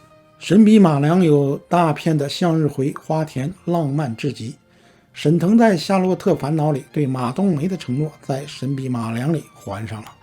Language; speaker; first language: Chinese; native; Chinese